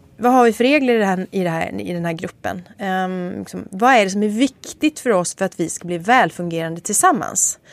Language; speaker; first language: Swedish; native; Swedish